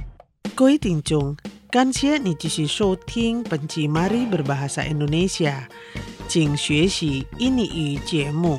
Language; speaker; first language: Chinese; non-native, local second language; Indonesian